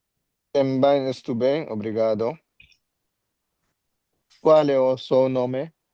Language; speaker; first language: Portuguese; non-native, learner; Bangla